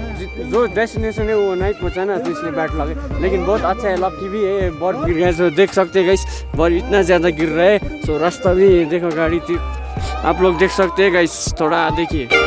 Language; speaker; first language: Hindi; non-native, local second language; Nepali